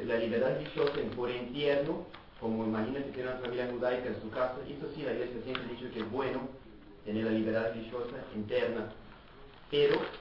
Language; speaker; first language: Spanish; non-native, fluent; Portuguese